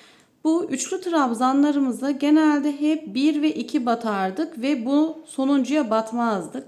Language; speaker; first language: Turkish; native; Turkish